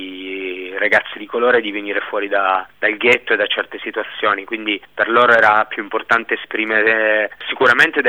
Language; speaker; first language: Italian; native; Italian